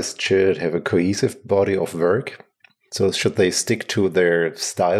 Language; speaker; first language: English; non-native, fluent; German